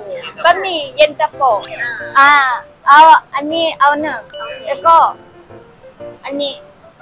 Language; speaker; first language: Thai; non-native, fluent; Japanese